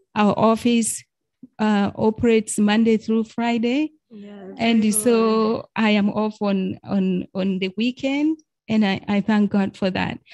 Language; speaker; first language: English; non-native, fluent; Arabic